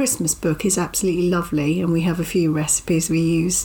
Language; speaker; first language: English; native; English